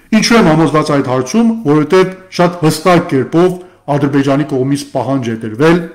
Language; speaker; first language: Armenian; early bilingual, heritage; Armenian